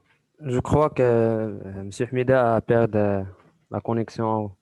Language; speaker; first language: French; non-native, local second language; Arabic